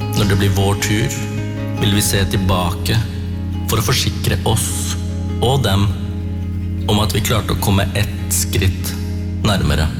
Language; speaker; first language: Norwegian; early bilingual, other home language; Tamil